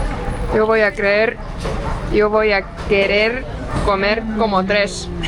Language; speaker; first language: Spanish; non-native, fluent; Estonian